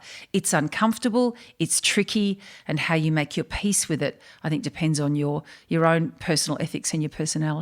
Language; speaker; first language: English; native; English